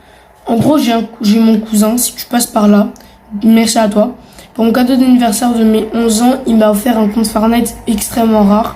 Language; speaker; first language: French; native; French